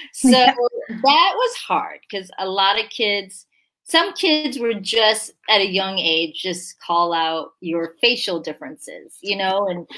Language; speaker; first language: English; early bilingual, other home language; Korean